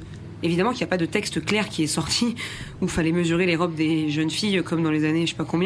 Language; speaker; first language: French; native; French